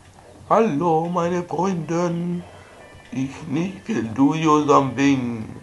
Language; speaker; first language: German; non-native, learner; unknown